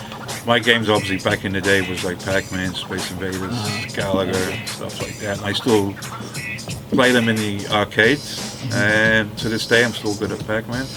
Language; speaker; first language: English; non-native, fluent; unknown